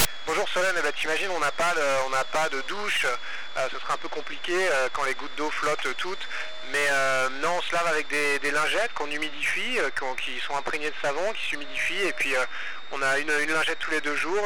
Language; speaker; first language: French; native; French